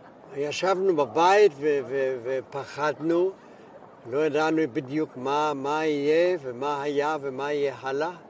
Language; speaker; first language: Hebrew; non-native, fluent; German